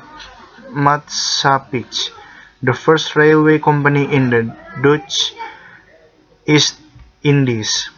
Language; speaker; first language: English; non-native, learner; Indonesian